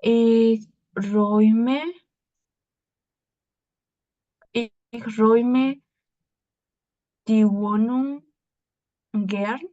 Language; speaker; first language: German; non-native, learner; Spanish